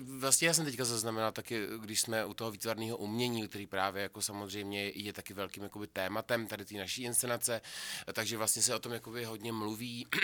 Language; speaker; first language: Czech; native; Czech